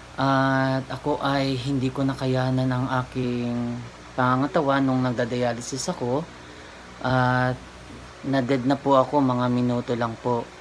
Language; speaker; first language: Filipino; native; Filipino